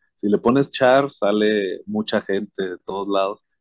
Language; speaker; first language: Spanish; native; Spanish